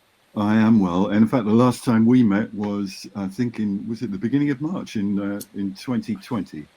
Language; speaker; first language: English; native; English